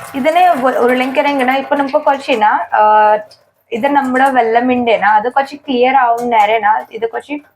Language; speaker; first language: Malayalam; native; Malayalam